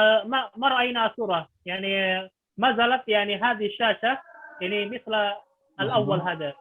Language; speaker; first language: Arabic; non-native, fluent; Indonesian